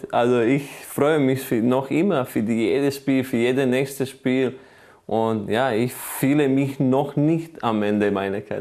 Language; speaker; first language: German; non-native, fluent; Croatian